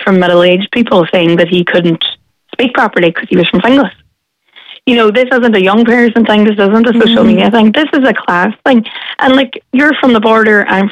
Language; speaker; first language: English; native; English